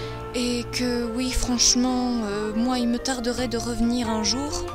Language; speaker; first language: French; native; French